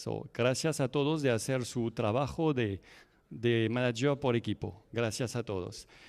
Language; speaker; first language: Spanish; non-native, fluent; French